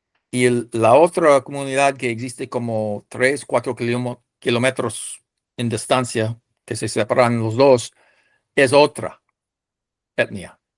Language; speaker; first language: Spanish; non-native, fluent; English